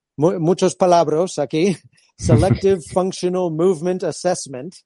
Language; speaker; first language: Spanish; non-native, fluent; English